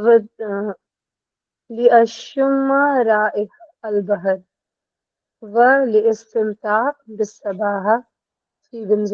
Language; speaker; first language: Arabic; non-native, learner; Hindi